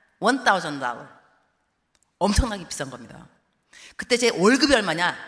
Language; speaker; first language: Korean; early bilingual, heritage; Korean